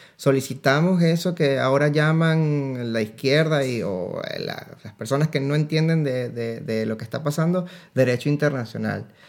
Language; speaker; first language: Spanish; native; Spanish